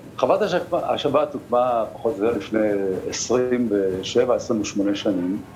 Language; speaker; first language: Hebrew; native; Hebrew